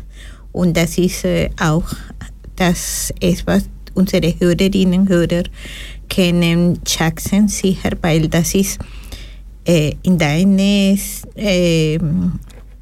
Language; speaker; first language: German; non-native, learner; Spanish